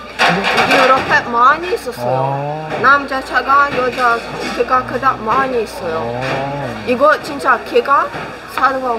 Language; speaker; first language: Korean; non-native, learner; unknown